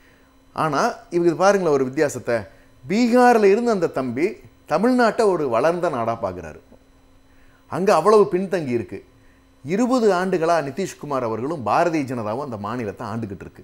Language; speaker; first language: Tamil; native; Tamil